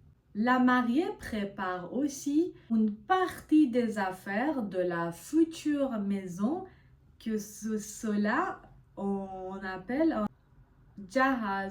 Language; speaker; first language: French; non-native, fluent; Persian